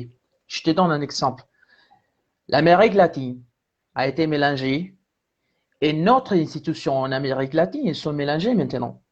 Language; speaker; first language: French; non-native, fluent; Spanish